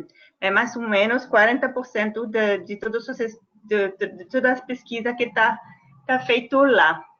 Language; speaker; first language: Portuguese; non-native, fluent; French